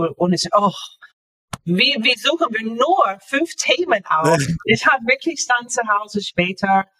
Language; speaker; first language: German; non-native, fluent; English